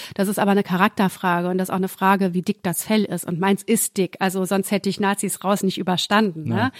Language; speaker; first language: German; native; German